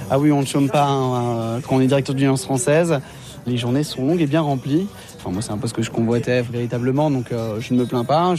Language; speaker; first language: French; native; French